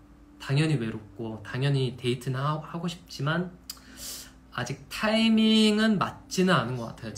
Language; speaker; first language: Korean; non-native, fluent; English